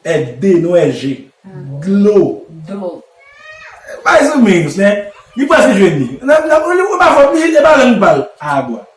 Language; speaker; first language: Portuguese; non-native, learner; Haitian Creole